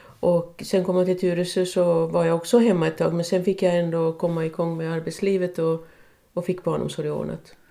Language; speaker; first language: Swedish; non-native, local second language; Finnish